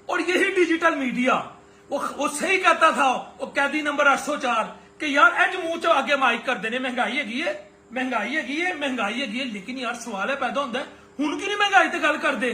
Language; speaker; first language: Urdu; non-native, local second language; Punjabi